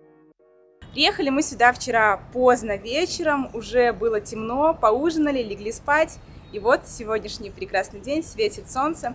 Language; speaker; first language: Russian; native; Russian